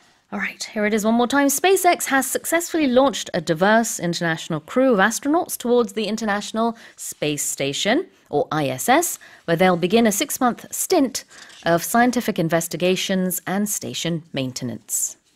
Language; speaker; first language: English; early bilingual, other home language; Korean